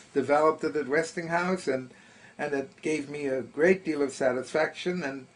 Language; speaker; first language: English; early bilingual, other home language; German